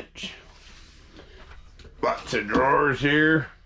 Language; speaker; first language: English; native; English